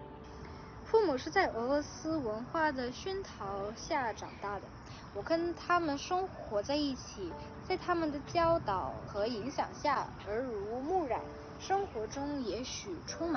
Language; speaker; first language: Chinese; early bilingual, other home language; Russian